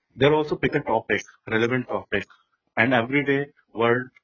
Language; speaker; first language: English; non-native, local second language; Hindi